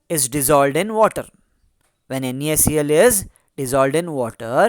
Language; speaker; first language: English; non-native, local second language; Kannada